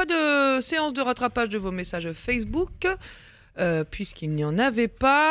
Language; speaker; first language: French; native; French